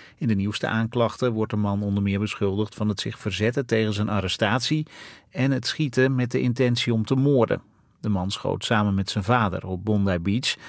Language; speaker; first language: Dutch; native; Dutch